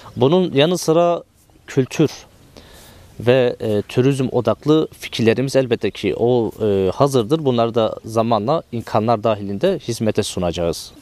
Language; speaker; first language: Turkish; native; Turkish